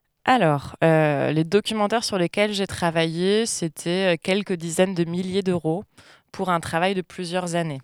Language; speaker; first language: French; native; French